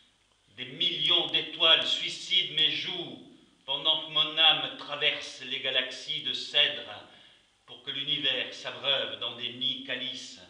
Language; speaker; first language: French; native; French